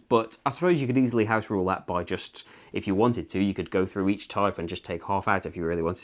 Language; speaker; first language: English; native; English